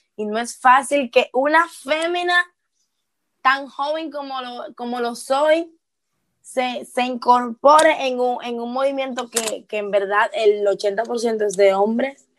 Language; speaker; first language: Spanish; native; Spanish